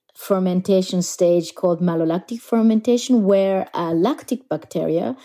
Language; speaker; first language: English; non-native, fluent; Japanese